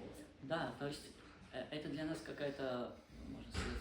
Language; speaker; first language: Russian; non-native, fluent; Armenian